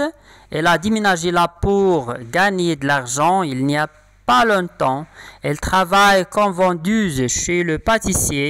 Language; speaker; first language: French; non-native, local second language; Arabic